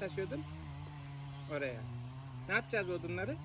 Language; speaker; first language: Turkish; native; Turkish